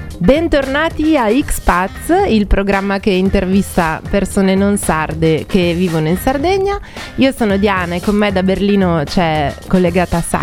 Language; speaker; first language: Italian; native; Italian